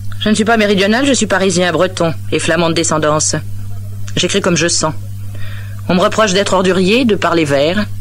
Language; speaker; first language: French; native; French